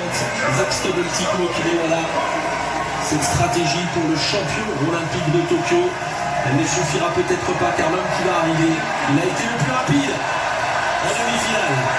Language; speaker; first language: French; native; French